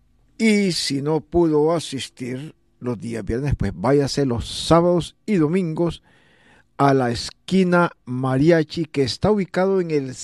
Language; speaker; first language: Spanish; native; Spanish